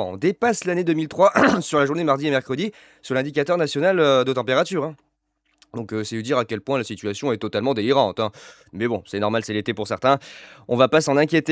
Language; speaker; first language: French; native; French